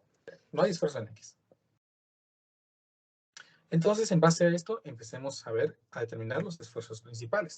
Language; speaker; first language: Spanish; native; Spanish